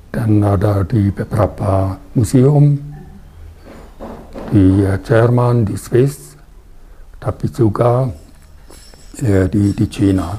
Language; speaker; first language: Indonesian; non-native, fluent; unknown